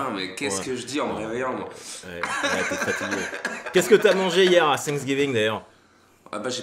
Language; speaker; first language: French; native; French